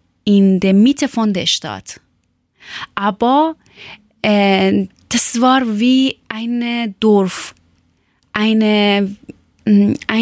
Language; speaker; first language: German; non-native, learner; Persian